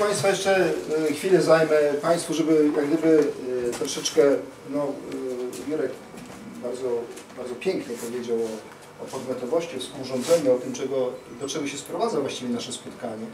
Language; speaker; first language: Polish; native; Polish